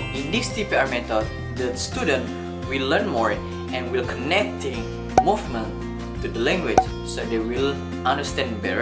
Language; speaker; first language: English; non-native, learner; Indonesian